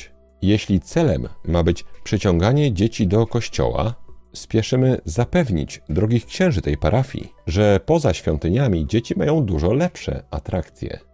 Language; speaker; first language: Polish; native; Polish